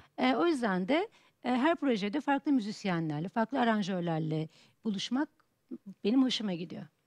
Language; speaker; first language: Turkish; early bilingual, heritage; Turkish